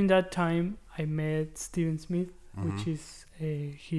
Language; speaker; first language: English; non-native, fluent; Spanish